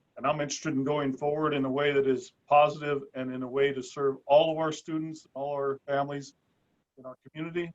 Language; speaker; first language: English; early bilingual, other home language; Spanish